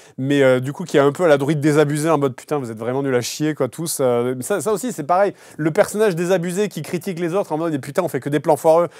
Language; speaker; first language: French; native; French